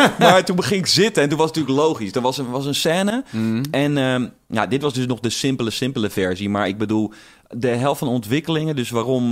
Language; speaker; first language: Dutch; native; Dutch